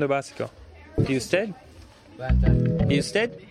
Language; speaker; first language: Spanish; non-native, learner; English